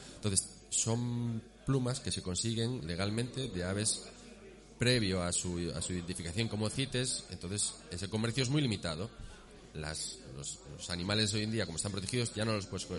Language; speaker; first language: Spanish; native; Spanish